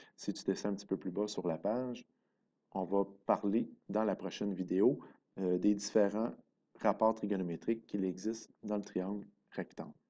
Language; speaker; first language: French; native; French